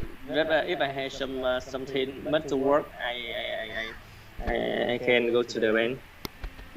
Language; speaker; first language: English; non-native, learner; Vietnamese